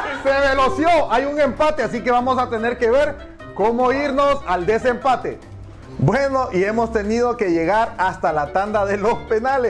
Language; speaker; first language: Spanish; native; Spanish